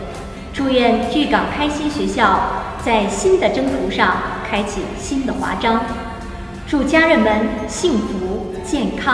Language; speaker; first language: Chinese; native; Chinese